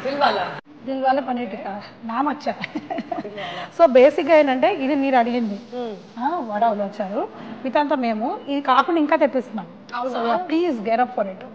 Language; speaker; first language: Telugu; native; Telugu